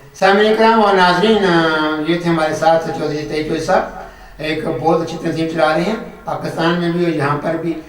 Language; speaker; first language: Urdu; non-native, local second language; Punjabi